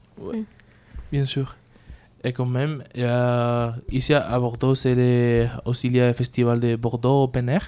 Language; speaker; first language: French; non-native, learner; Spanish